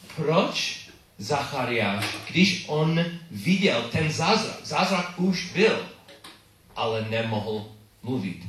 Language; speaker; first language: Czech; non-native, learner; English